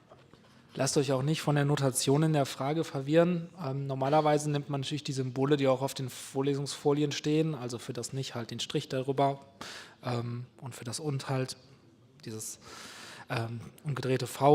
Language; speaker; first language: German; native; German